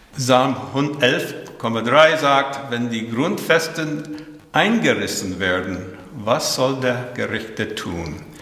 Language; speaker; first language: German; early bilingual, heritage; German